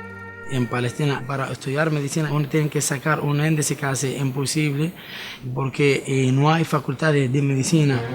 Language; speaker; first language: Spanish; non-native, fluent; Arabic